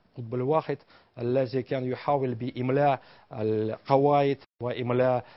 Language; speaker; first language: Arabic; non-native, fluent; Russian